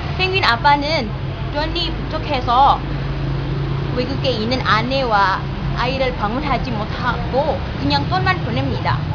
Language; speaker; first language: Korean; non-native, learner; Indonesian